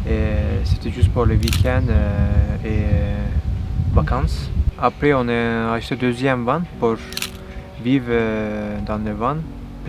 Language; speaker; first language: French; non-native, learner; Turkish